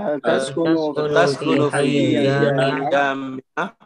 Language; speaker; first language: Arabic; non-native, learner; Indonesian